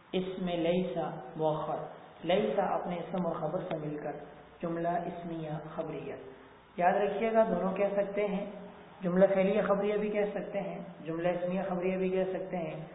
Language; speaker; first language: Urdu; native; Urdu